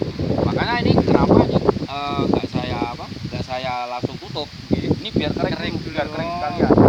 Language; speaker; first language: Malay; non-native, local second language; Javanese